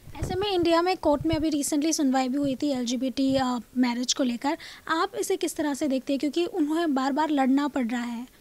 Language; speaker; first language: Hindi; native; Hindi